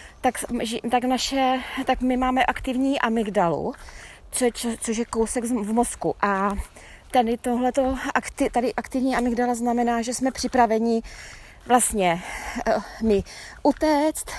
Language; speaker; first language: Czech; native; Czech